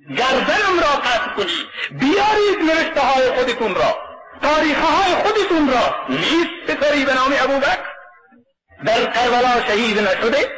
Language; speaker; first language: Persian; non-native, local second language; Baluchi